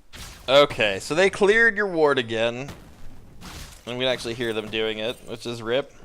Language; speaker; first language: English; native; English